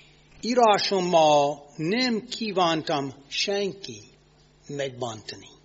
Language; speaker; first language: Hungarian; non-native, fluent; English